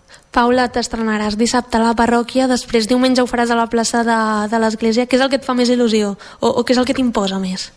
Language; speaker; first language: Catalan; native; Catalan